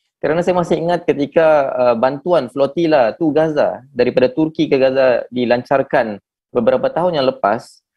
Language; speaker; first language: Malay; native; Malay